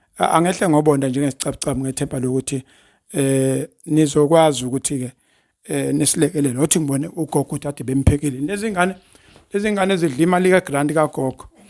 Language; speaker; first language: Zulu; native; Zulu